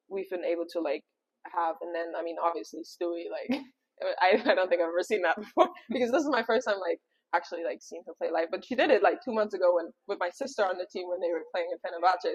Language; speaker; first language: English; non-native, fluent; German